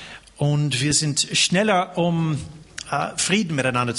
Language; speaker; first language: German; non-native, fluent; English